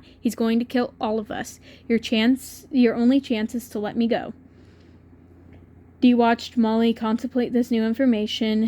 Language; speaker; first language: English; native; English